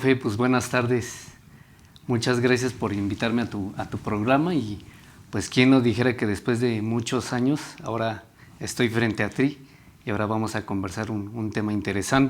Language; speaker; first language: Spanish; native; Spanish